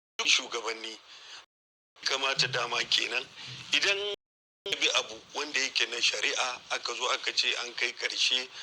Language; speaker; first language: Hausa; native; Hausa